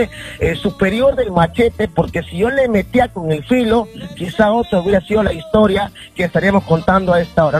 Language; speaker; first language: Spanish; native; Spanish